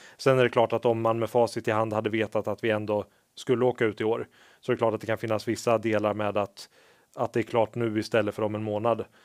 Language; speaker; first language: Swedish; native; Swedish